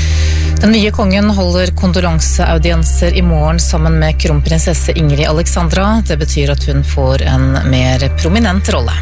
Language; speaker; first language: Norwegian; native; Norwegian